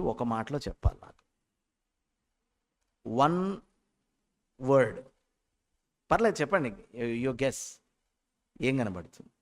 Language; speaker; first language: Telugu; native; Telugu